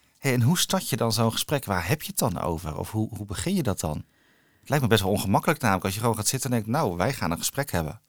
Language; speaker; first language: Dutch; native; Dutch